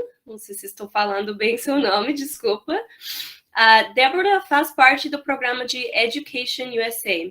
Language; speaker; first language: Portuguese; non-native, fluent; English